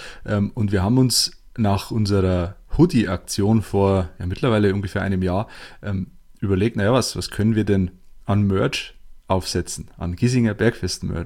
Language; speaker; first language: German; native; German